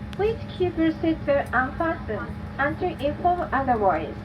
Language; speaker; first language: English; non-native, learner; Japanese